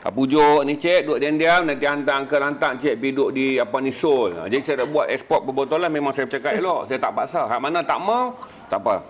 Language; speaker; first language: Malay; native; Malay